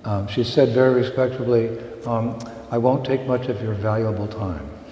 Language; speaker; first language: English; native; English